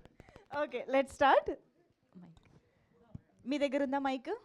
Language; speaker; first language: Telugu; native; Telugu